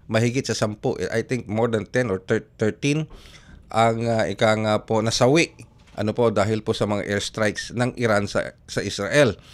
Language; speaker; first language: Filipino; native; Filipino